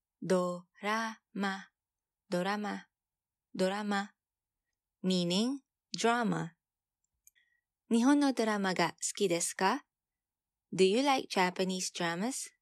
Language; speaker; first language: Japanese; non-native, fluent; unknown